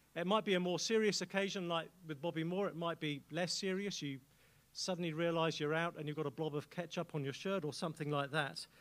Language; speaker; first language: English; native; English